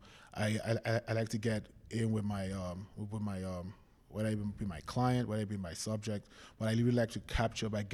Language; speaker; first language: English; non-native, local second language; Yoruba